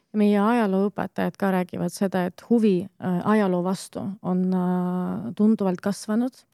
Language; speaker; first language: Estonian; non-native, local second language; Russian